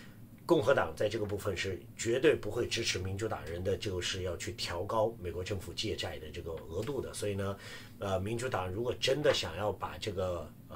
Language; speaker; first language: Chinese; native; Chinese